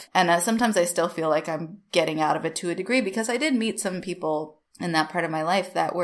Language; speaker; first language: English; native; English